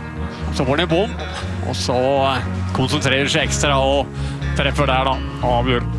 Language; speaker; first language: Norwegian; native; Norwegian